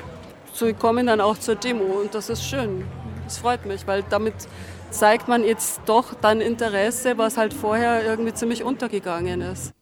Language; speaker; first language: German; native; German